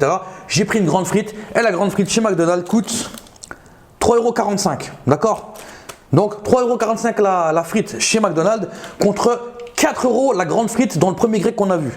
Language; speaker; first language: French; native; French